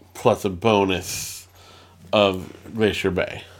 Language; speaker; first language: English; early bilingual, other home language; Italian